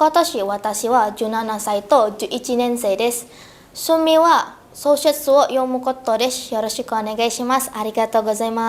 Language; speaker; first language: Japanese; non-native, learner; Indonesian